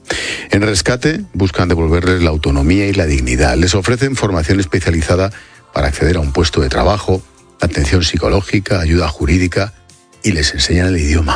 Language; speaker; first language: Spanish; native; Spanish